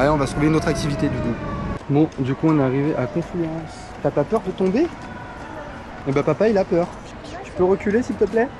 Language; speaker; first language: French; native; French